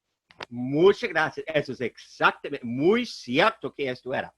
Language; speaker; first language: Spanish; non-native, fluent; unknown